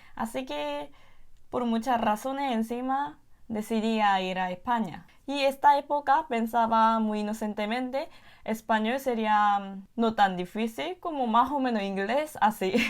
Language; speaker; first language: Spanish; non-native, fluent; Korean